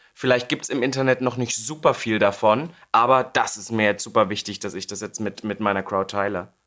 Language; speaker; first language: German; native; German